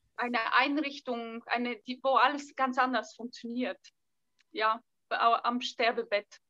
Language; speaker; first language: German; non-native, fluent; Bulgarian